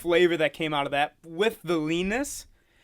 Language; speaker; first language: English; native; English